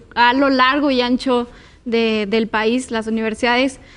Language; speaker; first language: Spanish; native; Spanish